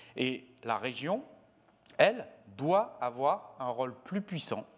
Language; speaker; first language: French; native; French